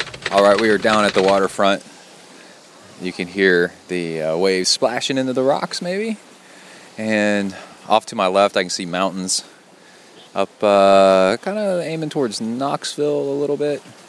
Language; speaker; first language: English; native; English